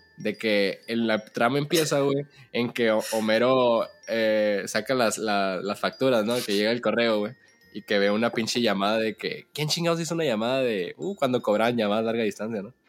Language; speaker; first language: Spanish; native; Spanish